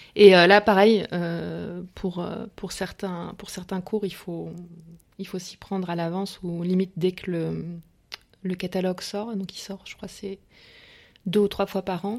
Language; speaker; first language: French; native; French